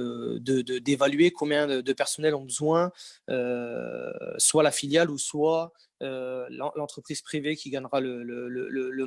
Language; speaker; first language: French; native; French